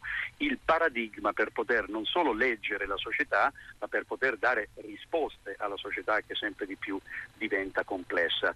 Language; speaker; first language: Italian; native; Italian